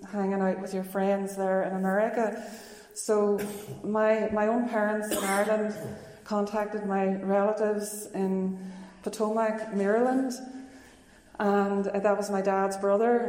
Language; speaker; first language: English; native; English